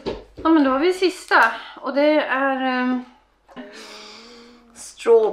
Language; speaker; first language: Swedish; native; Swedish